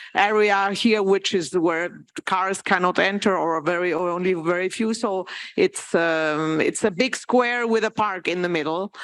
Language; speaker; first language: English; non-native, fluent; Italian